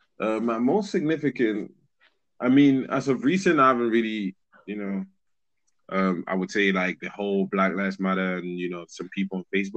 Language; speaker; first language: English; non-native, fluent; Spanish